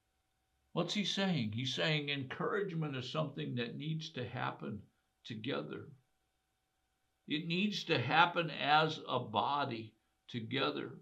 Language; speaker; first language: English; native; English